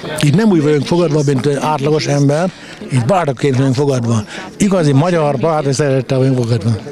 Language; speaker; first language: Hungarian; non-native, fluent; German